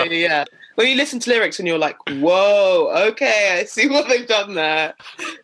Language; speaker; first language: English; native; English